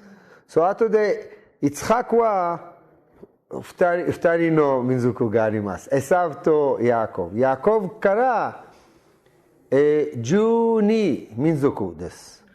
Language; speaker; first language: Japanese; non-native, learner; Hebrew